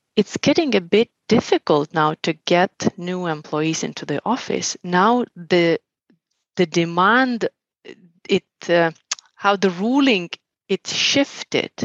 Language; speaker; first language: English; non-native, fluent; Lithuanian